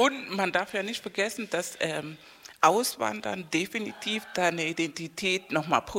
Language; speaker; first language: German; non-native, fluent; Spanish